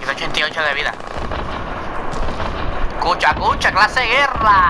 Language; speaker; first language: Spanish; native; Spanish